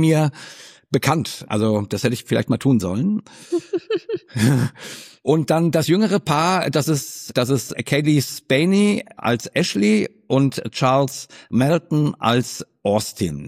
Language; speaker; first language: German; native; German